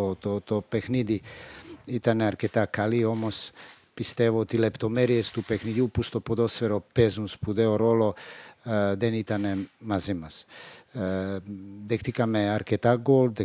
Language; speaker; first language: Greek; non-native, fluent; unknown